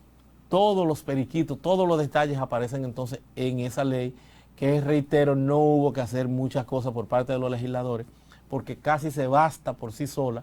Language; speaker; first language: Spanish; native; Spanish